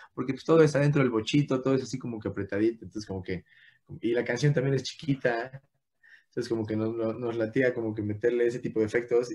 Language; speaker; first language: Spanish; native; Spanish